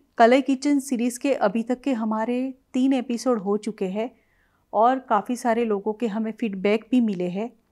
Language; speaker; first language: Hindi; non-native, local second language; Gujarati